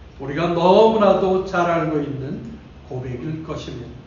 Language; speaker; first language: Korean; native; Korean